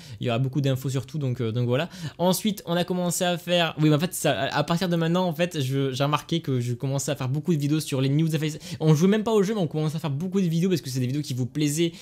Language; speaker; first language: French; native; French